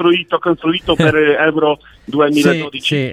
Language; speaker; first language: Italian; non-native, learner; Polish